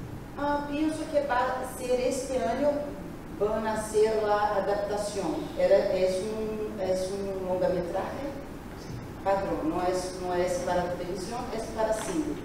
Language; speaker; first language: Spanish; non-native, learner; Portuguese